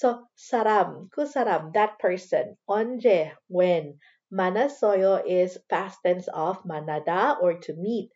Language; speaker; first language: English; non-native, local second language; Filipino